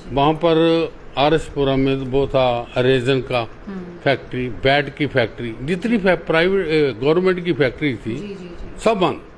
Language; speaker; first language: Hindi; native; Hindi